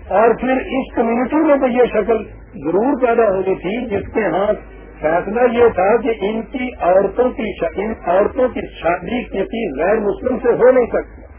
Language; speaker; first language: Urdu; non-native, local second language; Punjabi